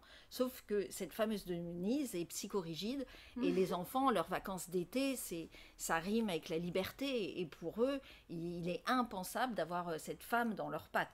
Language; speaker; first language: French; native; French